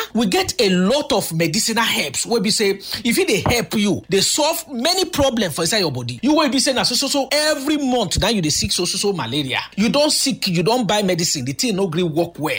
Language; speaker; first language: Nigerian Pidgin; native; Nigerian Pidgin